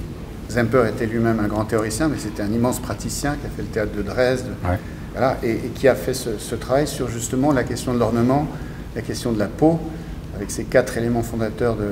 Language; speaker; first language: French; native; French